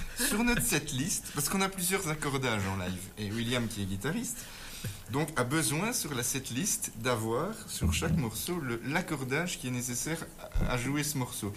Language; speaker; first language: French; native; French